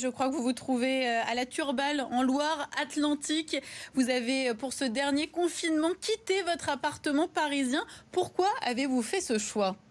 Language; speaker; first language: French; native; French